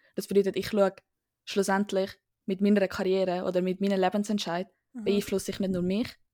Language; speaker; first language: Swiss German; early bilingual, other home language; Sinhala